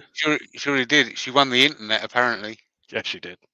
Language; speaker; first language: English; native; English